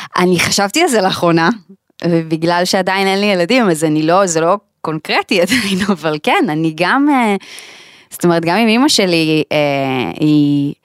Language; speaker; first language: Hebrew; native; Hebrew